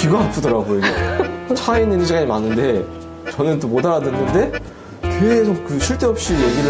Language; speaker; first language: Korean; native; Korean